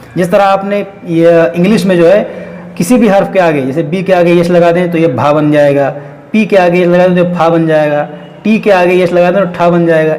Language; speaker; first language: Hindi; native; Hindi